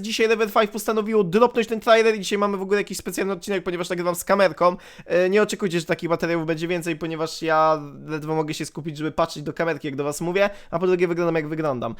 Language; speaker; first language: Polish; native; Polish